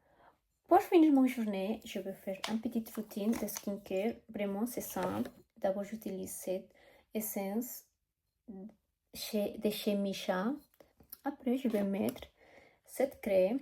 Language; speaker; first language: French; non-native, learner; Spanish